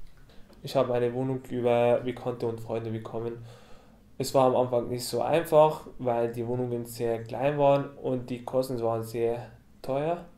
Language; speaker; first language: German; non-native, fluent; Arabic